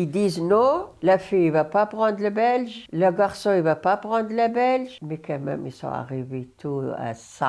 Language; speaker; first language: French; non-native, learner; Arabic